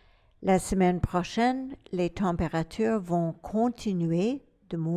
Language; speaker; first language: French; non-native, fluent; English